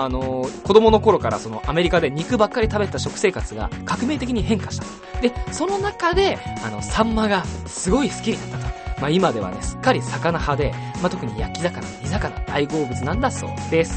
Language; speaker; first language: Japanese; native; Japanese